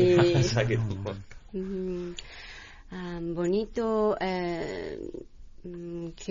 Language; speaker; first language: Spanish; non-native, learner; Japanese